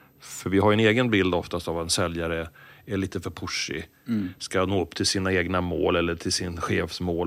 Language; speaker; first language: Swedish; native; Swedish